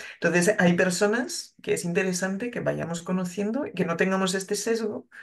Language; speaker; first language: Spanish; non-native, fluent; French